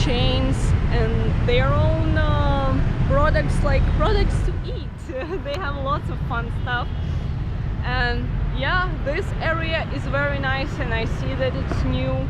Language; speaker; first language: English; non-native, fluent; Ukrainian